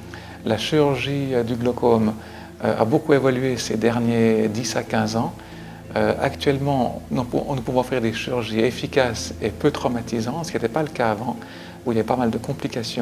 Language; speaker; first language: French; native; French